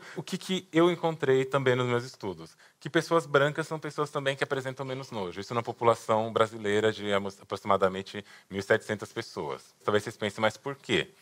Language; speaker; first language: Portuguese; native; Portuguese